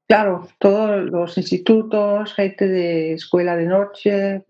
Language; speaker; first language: Spanish; non-native, fluent; Danish